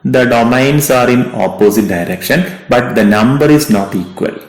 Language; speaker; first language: English; non-native, local second language; Malayalam